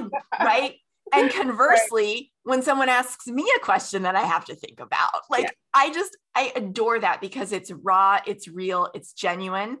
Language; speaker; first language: English; native; English